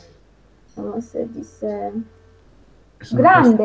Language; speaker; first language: Spanish; non-native, fluent; Romanian